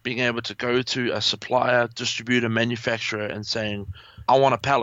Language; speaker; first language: English; native; English